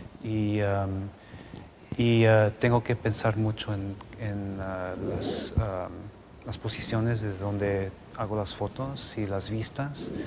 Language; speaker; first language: Spanish; non-native, local second language; English